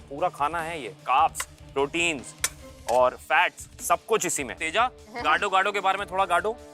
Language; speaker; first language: Hindi; native; Hindi